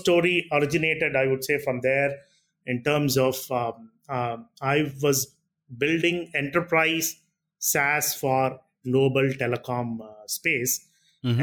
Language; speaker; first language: English; non-native, local second language; Tamil